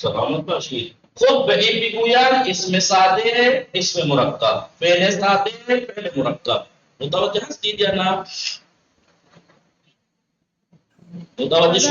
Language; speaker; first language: Persian; non-native, fluent; Urdu